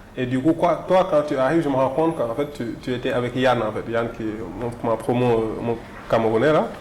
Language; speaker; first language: French; non-native, local second language; Wolof